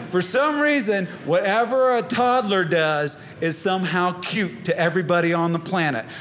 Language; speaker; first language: English; native; English